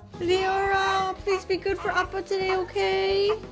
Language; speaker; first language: English; early bilingual, other home language; Japanese